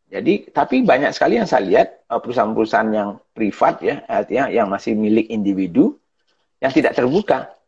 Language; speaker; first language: Indonesian; native; Indonesian